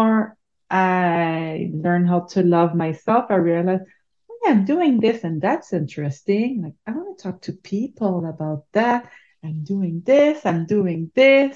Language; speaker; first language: English; non-native, fluent; French